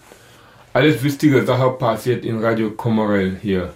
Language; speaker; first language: German; non-native, learner; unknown